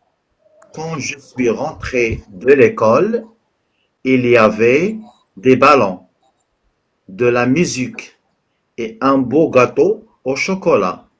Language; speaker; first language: French; non-native, local second language; Arabic